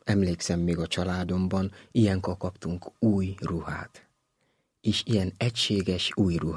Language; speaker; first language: Hungarian; non-native, learner; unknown